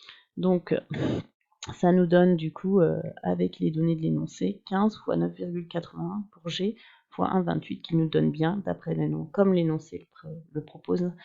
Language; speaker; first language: French; native; French